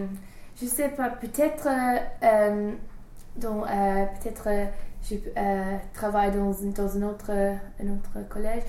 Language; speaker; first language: French; non-native, learner; English